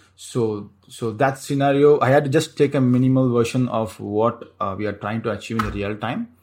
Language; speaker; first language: English; non-native, local second language; Tamil